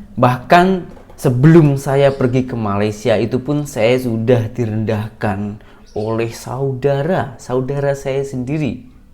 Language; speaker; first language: Indonesian; native; Indonesian